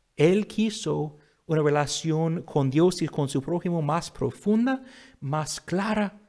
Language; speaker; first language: Spanish; non-native, fluent; English